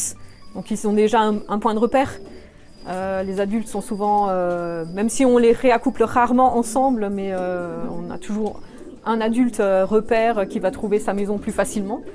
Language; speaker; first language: French; native; French